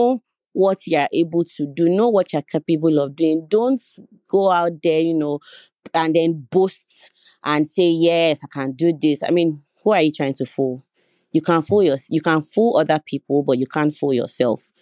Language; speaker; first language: English; non-native, local second language; Yoruba